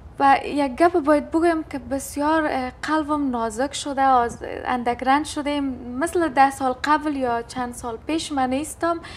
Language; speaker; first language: Persian; non-native, local second language; Turkmen